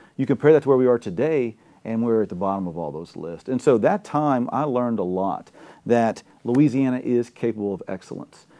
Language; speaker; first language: English; native; English